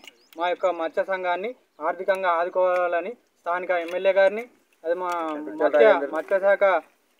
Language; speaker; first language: Telugu; native; Telugu